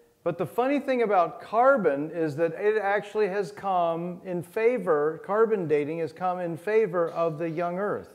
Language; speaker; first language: English; native; English